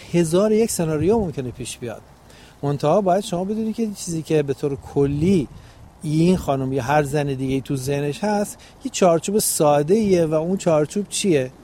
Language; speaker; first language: Persian; native; Persian